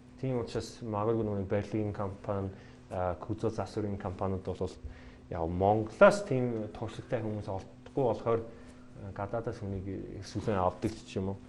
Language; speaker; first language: Mongolian; non-native, fluent; English